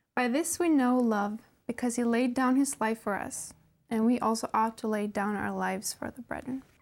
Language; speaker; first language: English; non-native, fluent; Norwegian